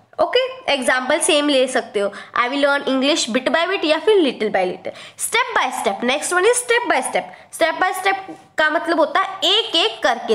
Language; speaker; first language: Hindi; native; Hindi